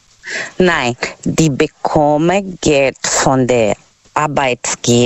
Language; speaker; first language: German; non-native, learner; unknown